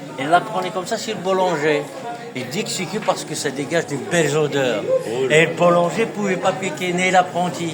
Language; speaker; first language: French; non-native, local second language; Kabyle